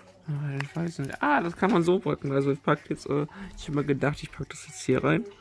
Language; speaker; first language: German; native; German